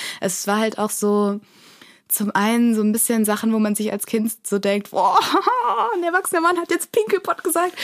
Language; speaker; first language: German; early bilingual, other home language; Portuguese